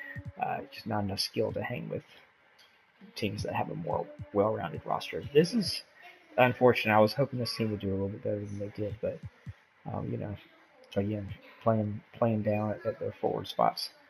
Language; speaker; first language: English; native; English